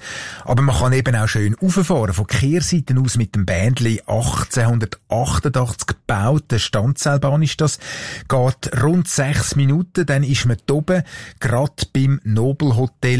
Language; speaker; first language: German; native; German